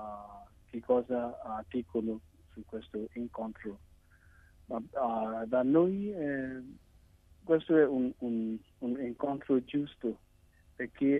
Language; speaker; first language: Italian; non-native, learner; Burmese